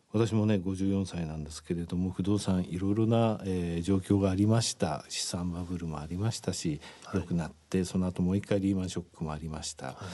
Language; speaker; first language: Japanese; native; Japanese